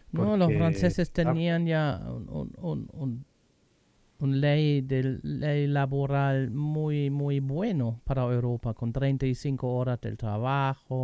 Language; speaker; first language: Spanish; non-native, learner; German